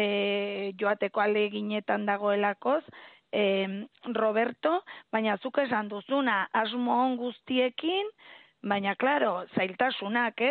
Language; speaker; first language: Basque; native; Basque